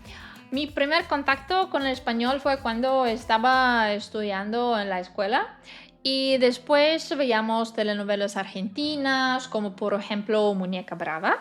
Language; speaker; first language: Spanish; non-native, learner; Belarusian